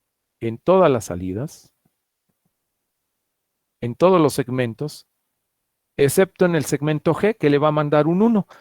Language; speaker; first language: Spanish; native; Spanish